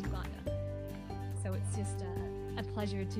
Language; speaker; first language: English; non-native, local second language; Cantonese